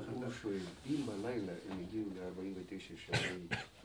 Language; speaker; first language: Hebrew; non-native, fluent; Russian